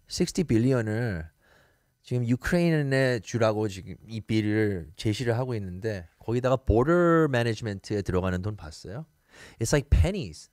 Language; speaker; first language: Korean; early bilingual, heritage; Korean